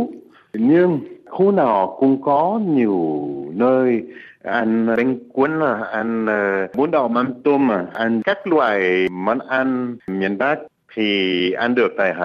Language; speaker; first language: Vietnamese; non-native, fluent; French